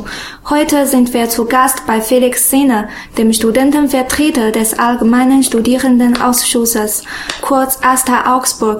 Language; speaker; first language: German; non-native, learner; Chinese